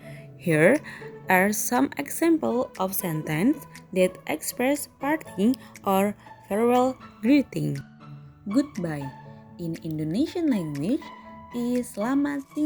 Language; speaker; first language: English; non-native, learner; Indonesian